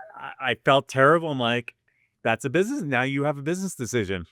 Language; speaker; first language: English; native; English